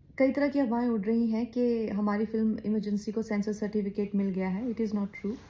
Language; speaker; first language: Hindi; native; Hindi